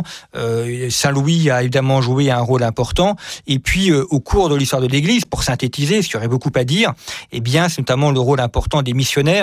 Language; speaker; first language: French; native; French